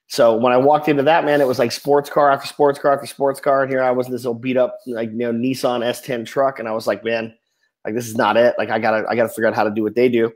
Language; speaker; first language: English; native; English